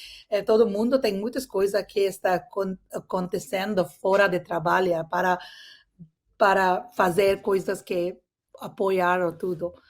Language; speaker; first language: Portuguese; non-native, learner; English